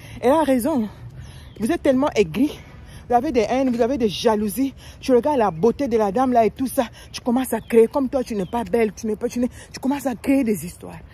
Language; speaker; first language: French; non-native, local second language; Lingala